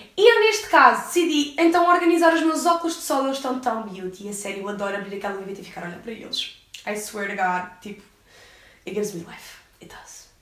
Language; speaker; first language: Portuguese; early bilingual, heritage; English